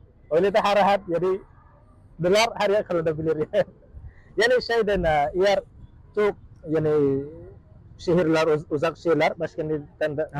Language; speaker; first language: Turkish; non-native, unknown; Khmer